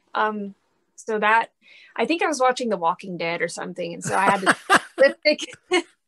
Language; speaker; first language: English; native; English